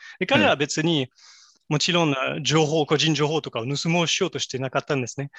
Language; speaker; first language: Japanese; non-native, fluent; French